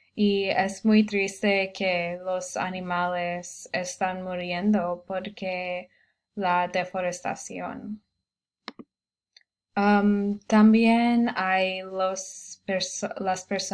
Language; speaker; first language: Spanish; non-native, learner; English